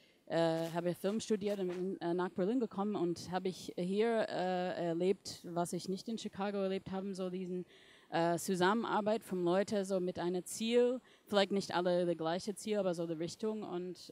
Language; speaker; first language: German; non-native, fluent; English